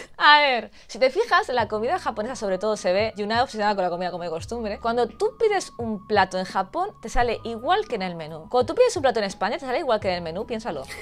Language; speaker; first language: Spanish; native; Spanish